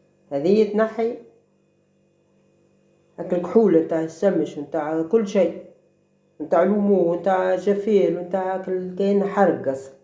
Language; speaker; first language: Arabic; native; Arabic